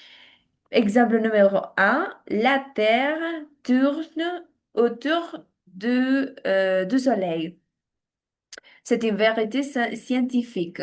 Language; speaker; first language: French; non-native, learner; Spanish